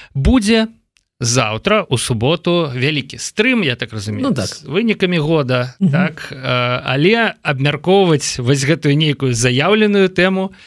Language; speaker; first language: Belarusian; native; Belarusian